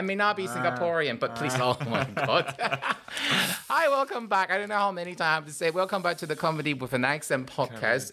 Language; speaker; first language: English; non-native, fluent; Chinese